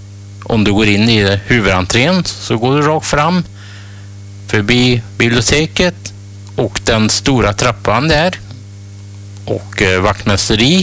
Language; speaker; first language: Swedish; native; Swedish